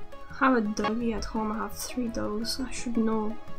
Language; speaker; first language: English; non-native, fluent; French